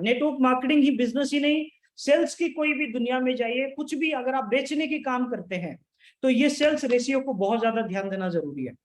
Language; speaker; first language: Hindi; native; Hindi